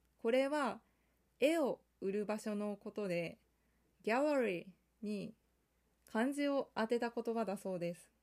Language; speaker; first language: Japanese; non-native, fluent; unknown